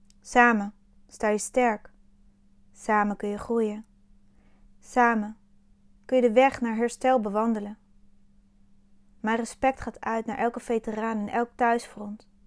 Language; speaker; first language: Dutch; native; Dutch